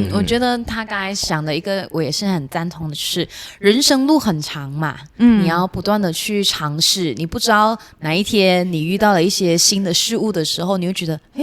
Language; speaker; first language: Chinese; non-native, local second language; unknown